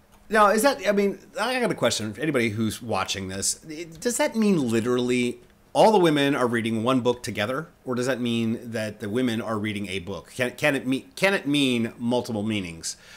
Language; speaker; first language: English; native; English